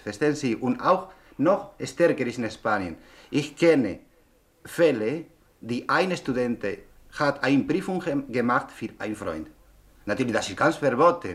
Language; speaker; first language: German; non-native, learner; Spanish